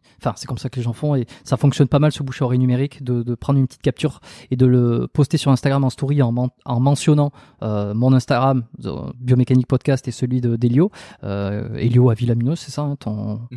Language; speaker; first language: French; native; French